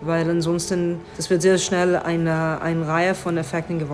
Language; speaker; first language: German; non-native, fluent; Hebrew